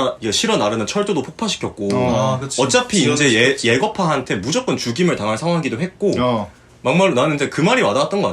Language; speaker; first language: Korean; native; Korean